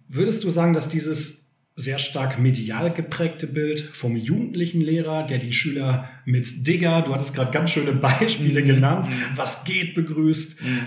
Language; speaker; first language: German; native; German